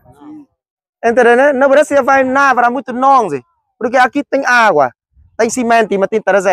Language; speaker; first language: Portuguese; non-native, learner; Vietnamese